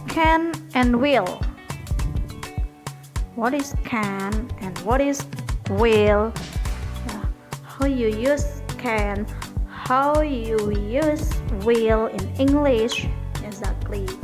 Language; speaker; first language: English; non-native, learner; Indonesian